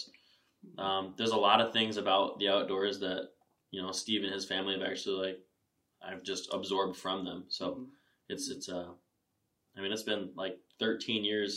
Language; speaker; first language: English; native; English